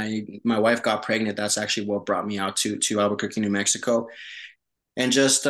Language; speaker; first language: English; early bilingual, other home language; Spanish